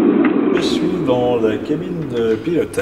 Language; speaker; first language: French; native; French